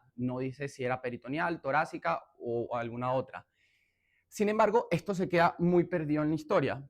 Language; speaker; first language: Spanish; native; Spanish